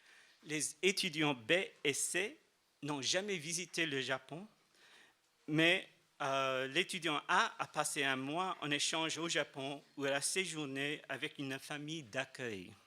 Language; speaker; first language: French; non-native, fluent; English